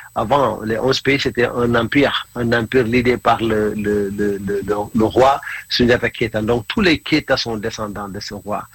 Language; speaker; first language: French; non-native, local second language; Mandingo